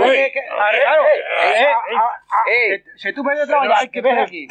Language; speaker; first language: Spanish; non-native, local second language; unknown